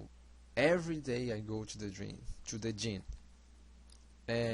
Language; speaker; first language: English; non-native, learner; Portuguese